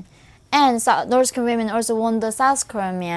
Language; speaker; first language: English; non-native, fluent; Korean